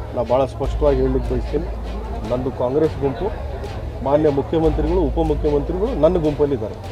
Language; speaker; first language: Kannada; native; Kannada